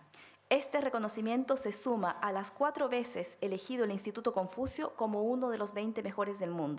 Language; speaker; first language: Spanish; native; Spanish